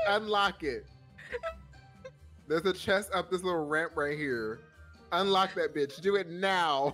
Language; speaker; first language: English; native; English